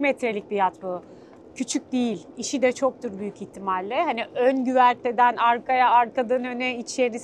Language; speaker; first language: Turkish; native; Turkish